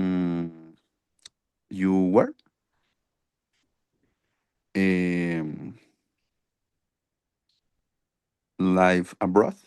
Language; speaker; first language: English; non-native, learner; Spanish